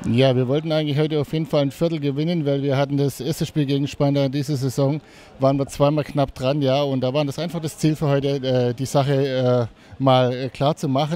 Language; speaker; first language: German; native; German